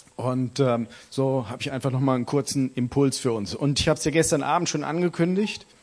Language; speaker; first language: German; native; German